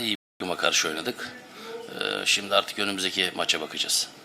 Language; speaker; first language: Turkish; native; Turkish